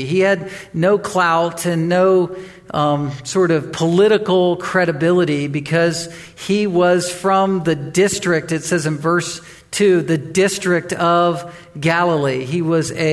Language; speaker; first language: English; native; English